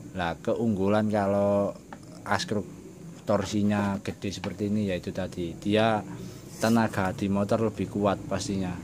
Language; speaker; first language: Indonesian; non-native, local second language; Javanese